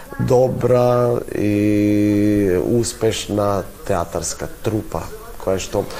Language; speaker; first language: Macedonian; native; Macedonian